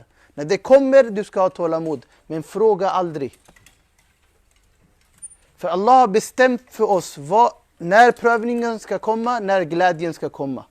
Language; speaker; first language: Swedish; non-native, fluent; Urdu